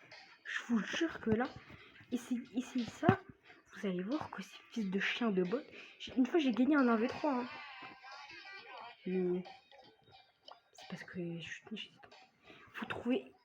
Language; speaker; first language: French; native; French